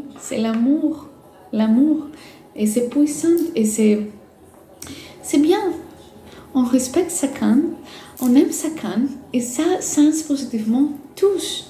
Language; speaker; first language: French; non-native, fluent; Greek